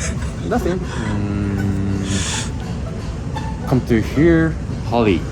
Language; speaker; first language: English; non-native, learner; Japanese